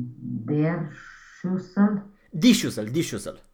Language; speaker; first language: German; non-native, learner; Romanian